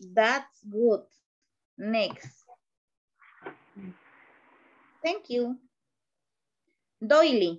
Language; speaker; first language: English; non-native, learner; Spanish